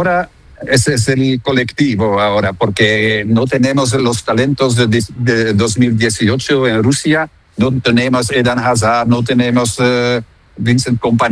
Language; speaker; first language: Spanish; non-native, fluent; Dutch